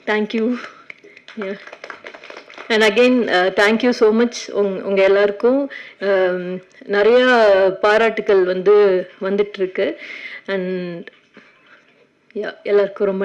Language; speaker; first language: Tamil; native; Tamil